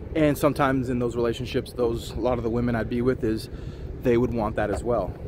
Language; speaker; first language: English; native; English